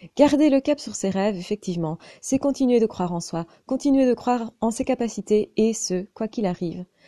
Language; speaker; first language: French; native; French